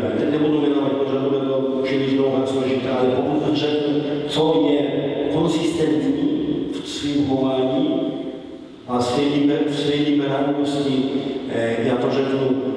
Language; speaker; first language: Czech; non-native, fluent; Polish